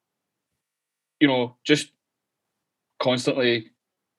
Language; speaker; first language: English; native; English